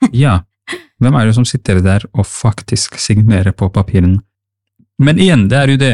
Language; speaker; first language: Norwegian; non-native, fluent; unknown